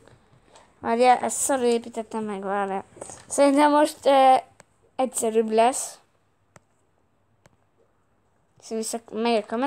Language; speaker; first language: Hungarian; early bilingual, heritage; Hungarian